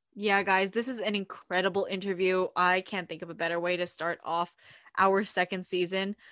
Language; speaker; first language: English; early bilingual, other home language; Filipino